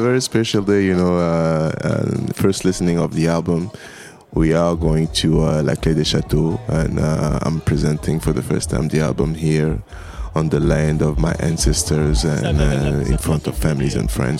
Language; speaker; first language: English; non-native, fluent; Lingala